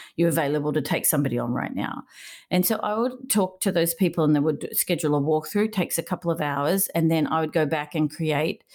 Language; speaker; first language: English; native; English